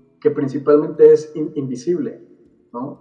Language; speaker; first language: Spanish; native; Spanish